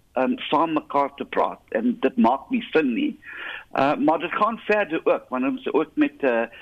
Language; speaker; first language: Afrikaans; non-native, local second language; English